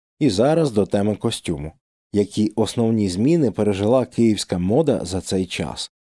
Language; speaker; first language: Ukrainian; native; Ukrainian